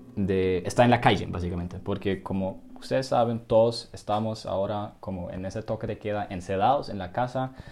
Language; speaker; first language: Spanish; non-native, fluent; German